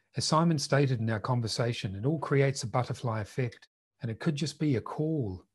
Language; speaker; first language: English; native; English